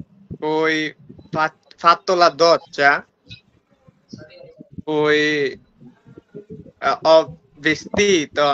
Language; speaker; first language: Italian; non-native, learner; Bangla